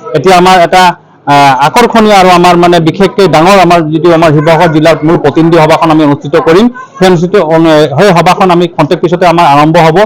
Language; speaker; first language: Assamese; non-native, local second language; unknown